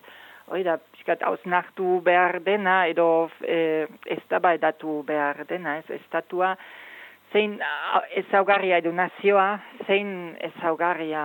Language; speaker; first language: Basque; non-native, fluent; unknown